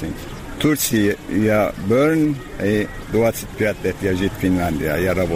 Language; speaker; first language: Russian; non-native, learner; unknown